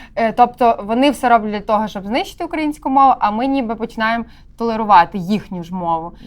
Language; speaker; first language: Ukrainian; native; Ukrainian